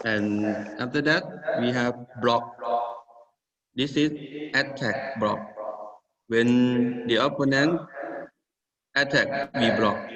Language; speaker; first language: English; non-native, learner; Thai